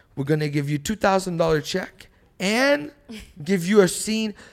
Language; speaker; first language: English; early bilingual, other home language; French